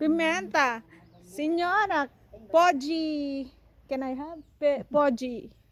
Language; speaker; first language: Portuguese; non-native, learner; Filipino